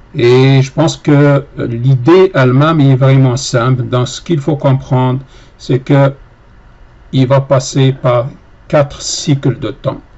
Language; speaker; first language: French; native; French